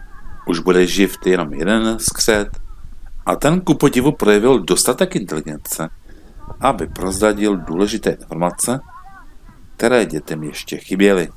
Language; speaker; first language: Czech; native; Czech